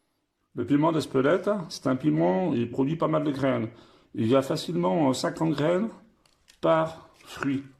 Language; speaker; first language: French; native; French